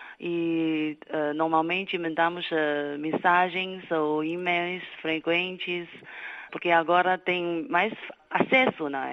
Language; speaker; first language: Portuguese; non-native, fluent; Chinese